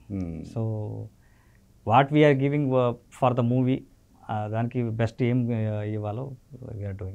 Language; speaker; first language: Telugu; non-native, learner; Kannada